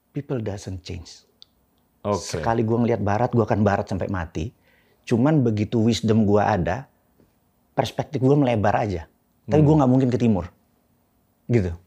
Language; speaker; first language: Indonesian; non-native, local second language; Javanese